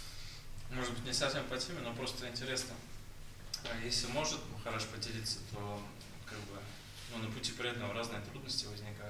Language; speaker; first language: Russian; native; Russian